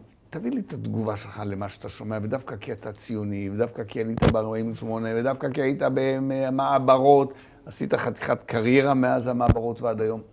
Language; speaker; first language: Hebrew; native; Hebrew